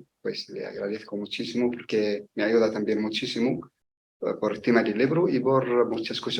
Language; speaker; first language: Spanish; non-native, learner; Arabic